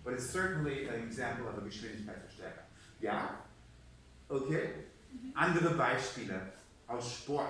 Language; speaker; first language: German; non-native, fluent; English